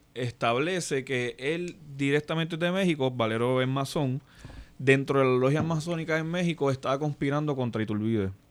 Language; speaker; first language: Spanish; native; Spanish